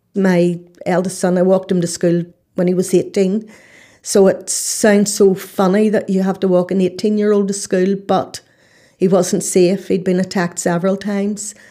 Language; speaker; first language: English; native; English